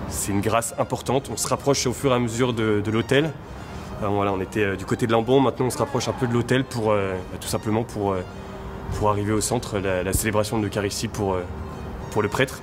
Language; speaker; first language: French; native; French